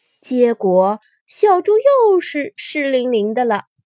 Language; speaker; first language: Chinese; native; Chinese